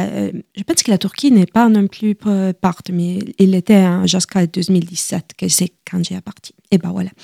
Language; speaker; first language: French; non-native, learner; Italian